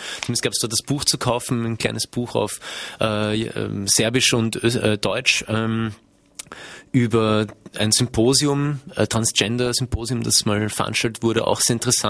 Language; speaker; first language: German; native; German